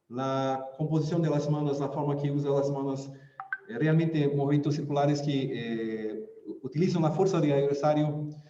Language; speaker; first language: Spanish; non-native, local second language; Portuguese